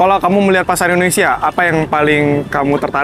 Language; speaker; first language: Indonesian; native; Indonesian